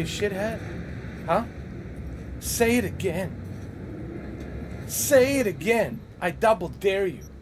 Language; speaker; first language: English; native; English